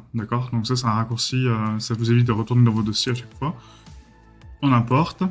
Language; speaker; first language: French; native; French